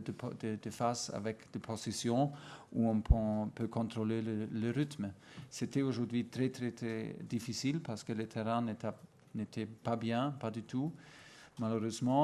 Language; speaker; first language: French; non-native, fluent; German